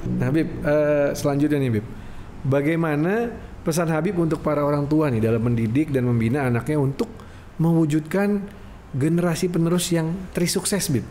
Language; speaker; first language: Indonesian; native; Indonesian